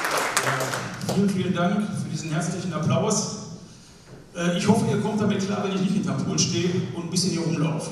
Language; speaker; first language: German; native; German